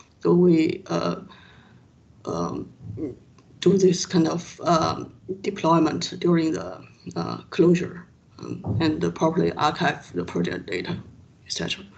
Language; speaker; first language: English; non-native, fluent; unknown